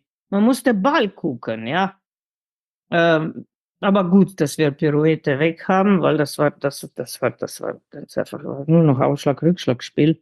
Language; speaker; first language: German; non-native, fluent; Slovenian